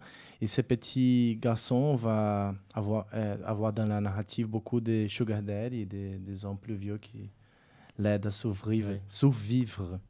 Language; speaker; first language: French; non-native, fluent; Portuguese